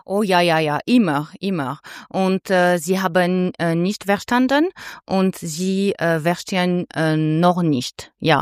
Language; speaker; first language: German; non-native, learner; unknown